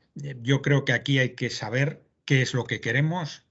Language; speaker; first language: Spanish; native; Spanish